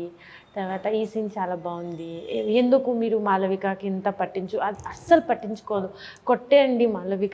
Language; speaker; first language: Telugu; non-native, fluent; Bangla